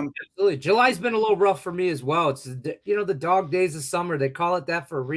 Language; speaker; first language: English; native; English